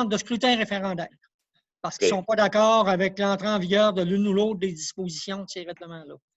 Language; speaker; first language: French; native; French